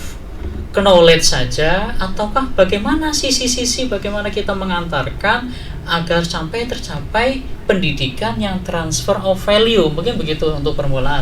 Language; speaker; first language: Indonesian; native; Indonesian